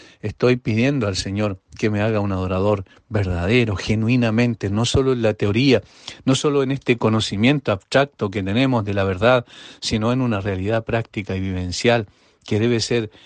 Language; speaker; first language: Spanish; native; Spanish